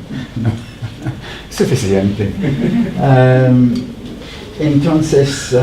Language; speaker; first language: Spanish; non-native, fluent; English